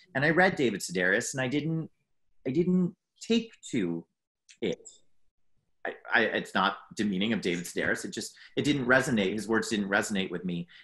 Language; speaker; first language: English; native; English